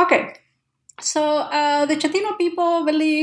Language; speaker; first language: English; non-native, fluent; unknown